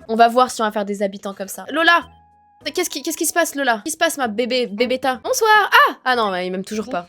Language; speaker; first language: French; native; French